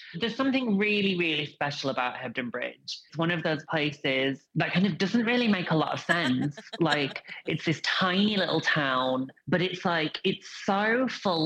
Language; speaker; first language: English; native; English